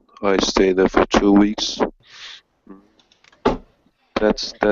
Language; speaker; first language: English; non-native, fluent; Turkish